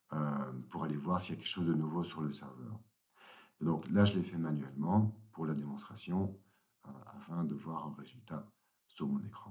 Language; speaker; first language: French; native; French